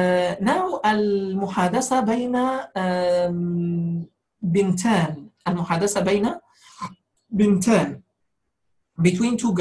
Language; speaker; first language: Arabic; non-native, fluent; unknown